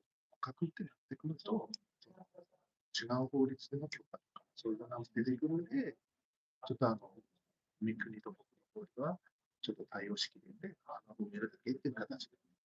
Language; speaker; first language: Japanese; native; Japanese